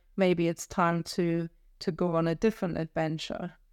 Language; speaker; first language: English; non-native, fluent; German